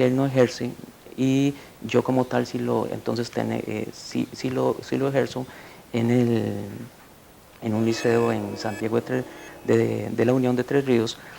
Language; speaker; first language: Spanish; native; Spanish